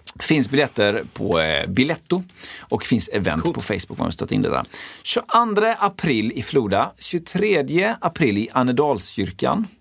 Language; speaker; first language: Swedish; native; Swedish